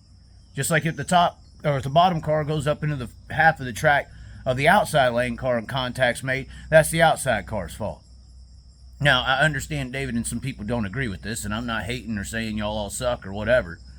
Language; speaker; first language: English; native; English